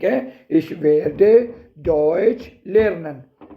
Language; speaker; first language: German; non-native, learner; Urdu